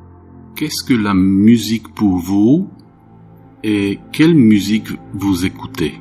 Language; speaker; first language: French; non-native, fluent; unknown